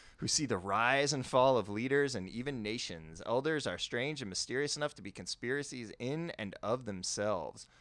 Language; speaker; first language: English; native; English